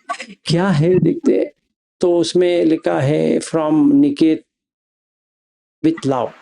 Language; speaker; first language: Hindi; native; Hindi